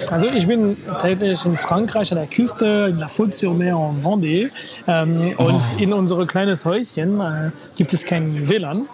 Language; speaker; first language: German; non-native, fluent; French